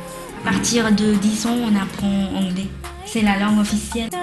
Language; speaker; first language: French; non-native, learner; Tamil